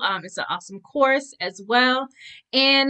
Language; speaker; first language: English; native; English